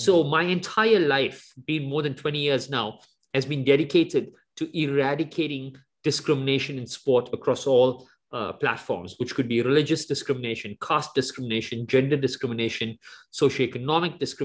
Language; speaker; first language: English; native; English